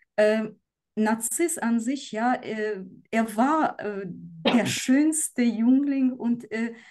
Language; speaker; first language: German; non-native, fluent; Ukrainian